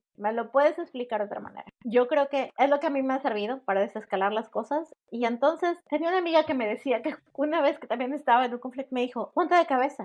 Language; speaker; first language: Spanish; native; Spanish